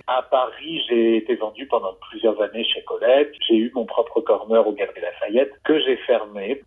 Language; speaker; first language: French; native; French